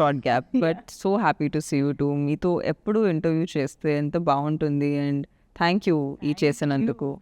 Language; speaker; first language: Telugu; non-native, local second language; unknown